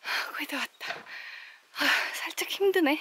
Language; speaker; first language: Korean; non-native, fluent; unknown